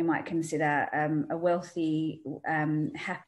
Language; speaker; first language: English; native; English